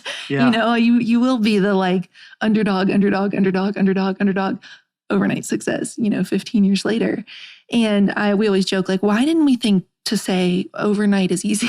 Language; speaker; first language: English; native; English